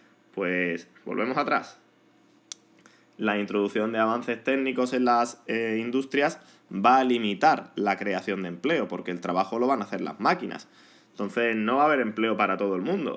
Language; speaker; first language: Spanish; native; Spanish